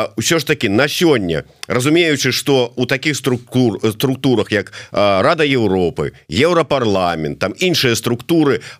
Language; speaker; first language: Belarusian; non-native, local second language; Russian